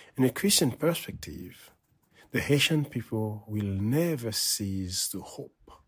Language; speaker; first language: English; non-native, fluent; Haitian Creole